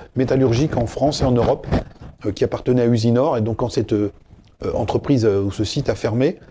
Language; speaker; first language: French; native; French